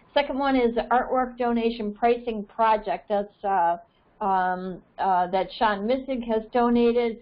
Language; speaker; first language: English; native; English